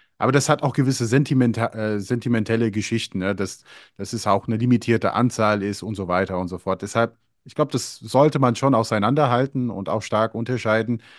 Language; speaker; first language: German; early bilingual, other home language; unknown